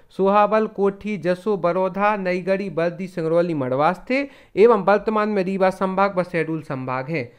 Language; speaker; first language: Hindi; native; Hindi